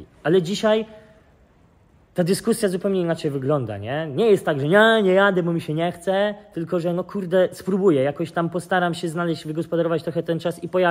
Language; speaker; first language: Polish; native; Polish